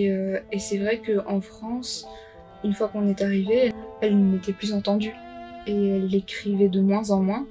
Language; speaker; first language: French; non-native, fluent; Persian